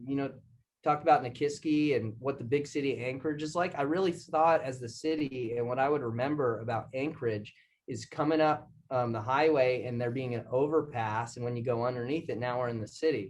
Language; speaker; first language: English; native; English